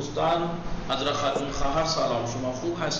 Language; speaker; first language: Persian; non-native, fluent; Urdu